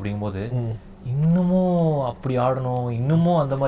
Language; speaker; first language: Tamil; native; Tamil